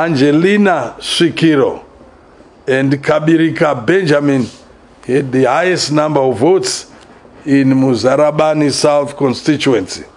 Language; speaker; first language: English; non-native, local second language; Shona